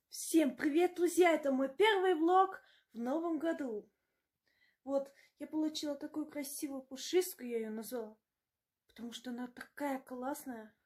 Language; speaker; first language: Russian; non-native, learner; German